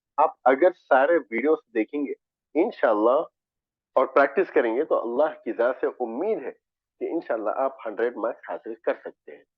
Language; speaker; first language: Urdu; native; Urdu